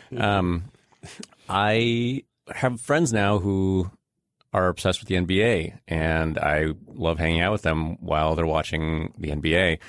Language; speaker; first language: English; native; English